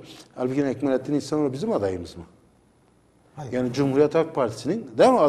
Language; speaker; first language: Turkish; native; Turkish